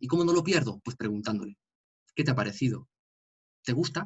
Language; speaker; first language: Spanish; native; Spanish